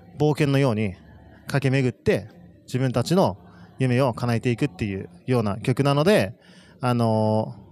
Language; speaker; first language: Japanese; native; Japanese